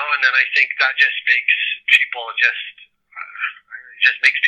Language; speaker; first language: English; native; English